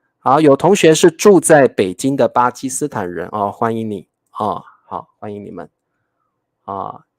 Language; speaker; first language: Chinese; native; Chinese